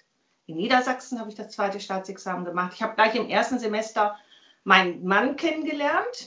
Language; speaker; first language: German; native; German